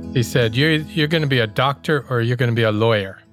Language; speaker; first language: English; native; English